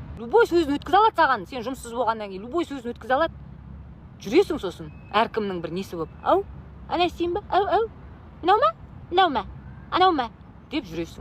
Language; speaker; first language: Kazakh; native; Kazakh